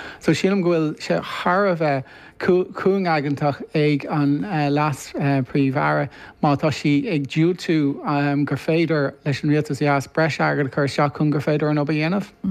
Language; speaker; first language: Irish; non-native, local second language; English